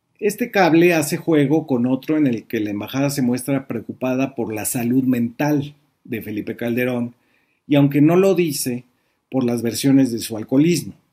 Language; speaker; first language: Spanish; native; Spanish